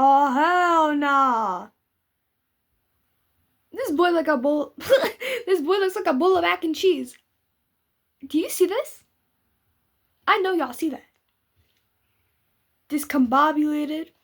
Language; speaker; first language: English; native; English